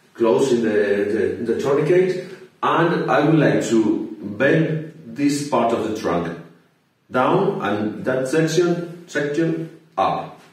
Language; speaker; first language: English; non-native, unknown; Spanish